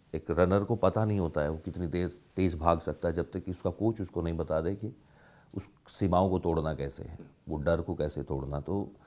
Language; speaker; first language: Hindi; native; Hindi